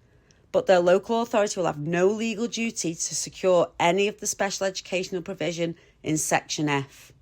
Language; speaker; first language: English; native; English